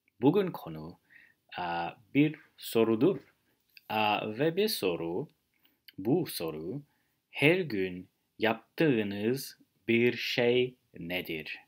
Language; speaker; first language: Turkish; non-native, learner; English